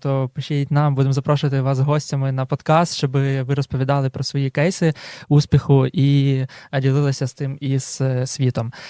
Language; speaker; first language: Ukrainian; native; Ukrainian